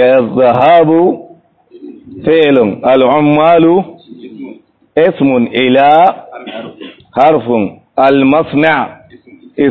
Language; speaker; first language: Arabic; non-native, fluent; Hausa